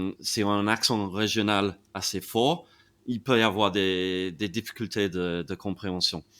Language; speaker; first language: French; non-native, fluent; English